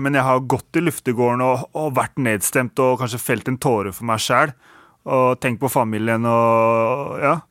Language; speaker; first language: Norwegian; native; Norwegian